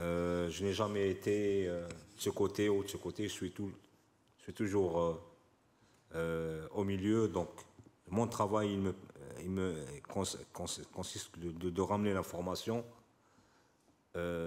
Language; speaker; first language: French; non-native, local second language; Arabic